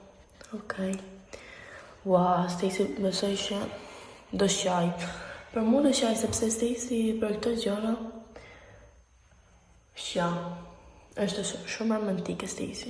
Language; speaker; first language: Albanian; early bilingual, heritage; Albanian